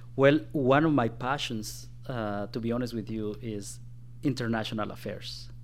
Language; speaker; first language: English; non-native, fluent; Spanish